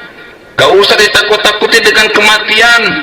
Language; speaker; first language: Indonesian; native; Indonesian